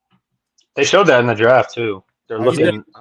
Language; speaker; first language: English; native; English